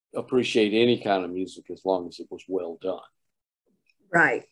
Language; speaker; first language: English; native; English